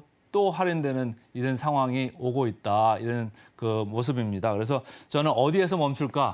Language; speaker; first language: Korean; native; Korean